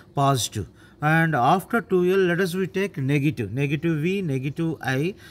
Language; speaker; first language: English; non-native, local second language; Telugu